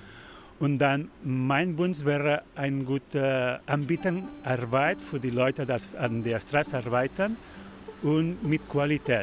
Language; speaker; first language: German; non-native, learner; Spanish